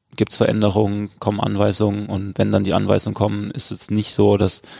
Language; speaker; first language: German; native; German